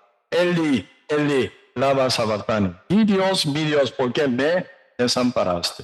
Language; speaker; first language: Spanish; non-native, learner; Korean